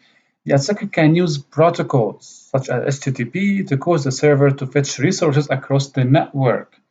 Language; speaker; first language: English; non-native, fluent; Arabic